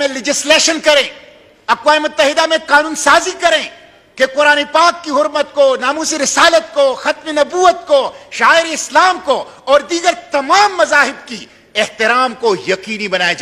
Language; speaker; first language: Urdu; non-native, local second language; Pashto